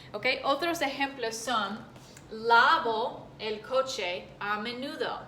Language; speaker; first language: Spanish; non-native, fluent; English